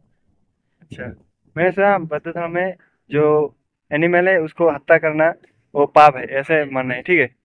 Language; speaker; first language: Hindi; non-native, local second language; Bangla